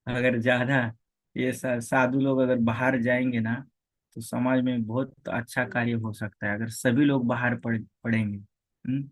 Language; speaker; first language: Hindi; non-native, local second language; Marathi